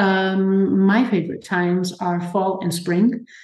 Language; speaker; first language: English; native; English